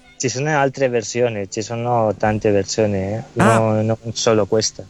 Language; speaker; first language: Italian; non-native, learner; Spanish